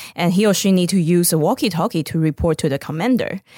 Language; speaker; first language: English; non-native, fluent; Chinese